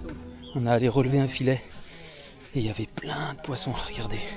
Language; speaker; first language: French; native; French